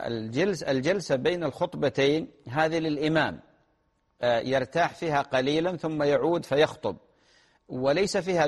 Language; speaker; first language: Arabic; native; Arabic